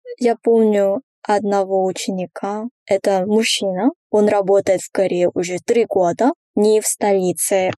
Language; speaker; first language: Russian; non-native, fluent; Korean